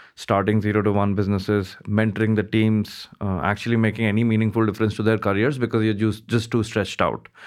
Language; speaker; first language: English; non-native, local second language; Hindi